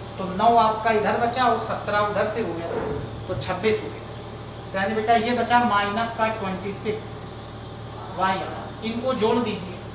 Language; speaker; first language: Hindi; native; Hindi